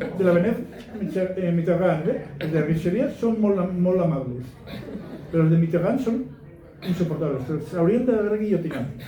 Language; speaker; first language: Catalan; non-native, local second language; Spanish